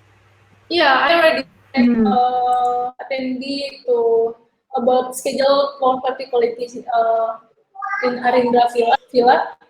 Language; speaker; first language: English; non-native, learner; Indonesian